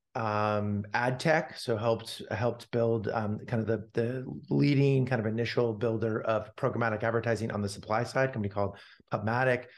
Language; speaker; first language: English; native; English